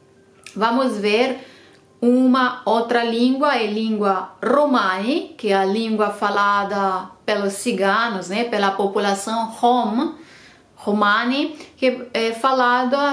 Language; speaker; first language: Portuguese; non-native, fluent; Romanian